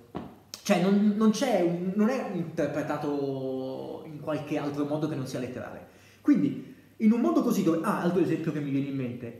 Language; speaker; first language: Italian; native; Italian